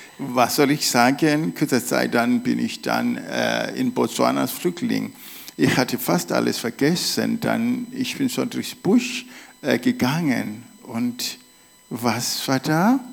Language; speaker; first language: German; non-native, fluent; Shona